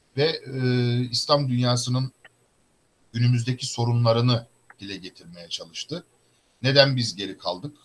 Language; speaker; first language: Turkish; native; Turkish